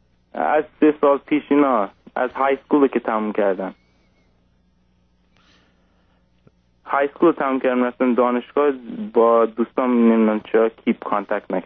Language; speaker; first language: Persian; early bilingual, heritage; Persian